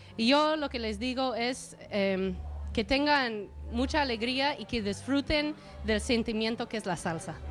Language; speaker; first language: Spanish; non-native, fluent; English